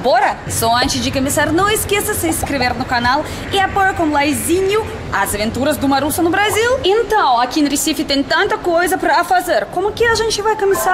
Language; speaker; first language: Portuguese; non-native, fluent; Russian